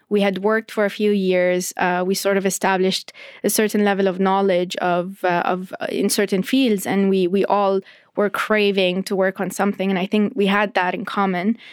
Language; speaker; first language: English; non-native, fluent; Arabic